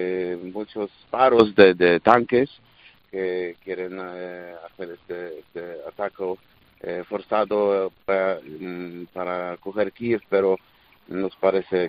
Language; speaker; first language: Spanish; non-native, fluent; Polish